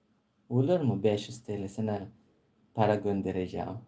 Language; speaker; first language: Turkish; non-native, learner; Filipino